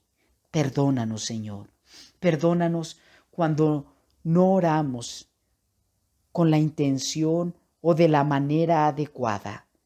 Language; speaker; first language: Spanish; native; Spanish